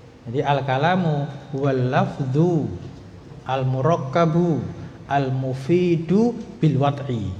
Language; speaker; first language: Arabic; non-native, fluent; Indonesian